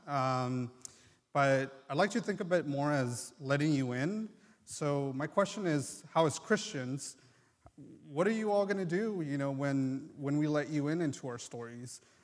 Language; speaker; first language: English; early bilingual, other home language; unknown